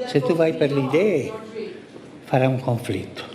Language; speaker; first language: Italian; non-native, fluent; Spanish